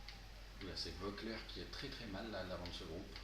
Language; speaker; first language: French; native; French